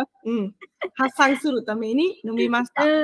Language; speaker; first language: Japanese; non-native, fluent; Vietnamese